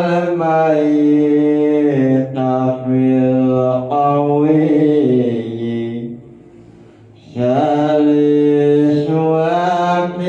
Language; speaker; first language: Arabic; non-native, fluent; Indonesian